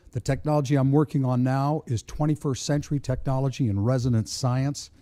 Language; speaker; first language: English; native; English